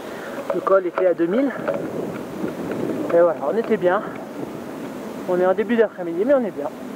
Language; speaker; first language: French; native; French